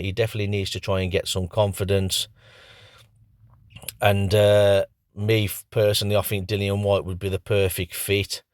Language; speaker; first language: English; native; English